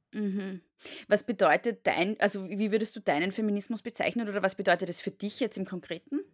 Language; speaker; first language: German; native; German